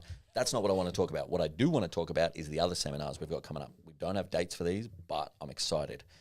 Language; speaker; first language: English; native; English